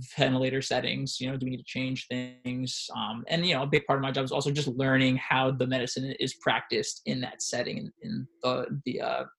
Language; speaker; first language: English; native; English